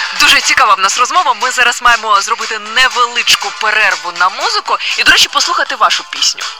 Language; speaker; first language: Ukrainian; native; Ukrainian